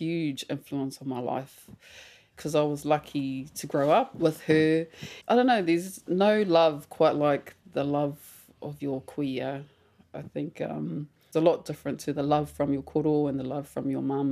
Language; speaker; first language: English; non-native, local second language; Māori